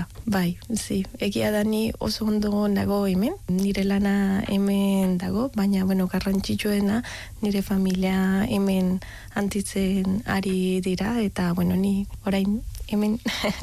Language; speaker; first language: Basque; non-native, learner; Spanish